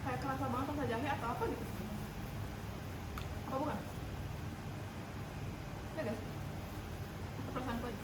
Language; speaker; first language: Korean; non-native, learner; Indonesian